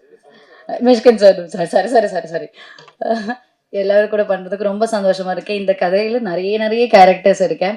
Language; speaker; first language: Tamil; non-native, fluent; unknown